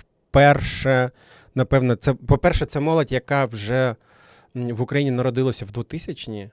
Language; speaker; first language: Ukrainian; native; Ukrainian